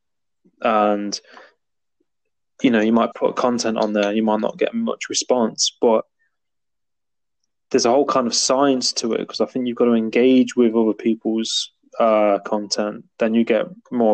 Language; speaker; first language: English; native; English